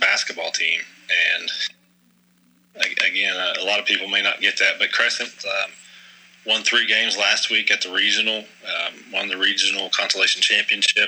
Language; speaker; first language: English; native; English